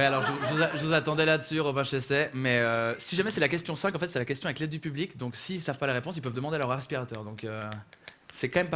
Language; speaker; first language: French; native; French